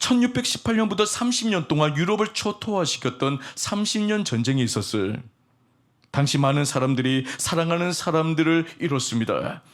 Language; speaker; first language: Korean; native; Korean